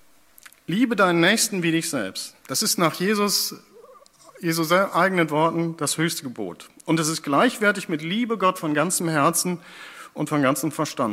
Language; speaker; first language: German; native; German